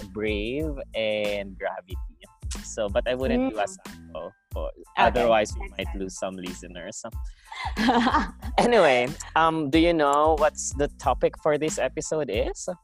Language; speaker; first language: English; non-native, local second language; Filipino